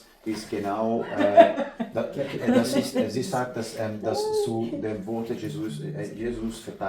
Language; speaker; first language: German; non-native, learner; Portuguese